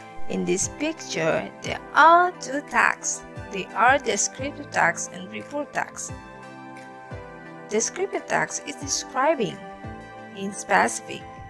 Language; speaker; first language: English; non-native, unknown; Indonesian